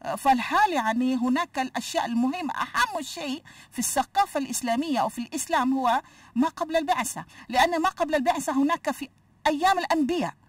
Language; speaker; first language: Arabic; non-native, fluent; Malay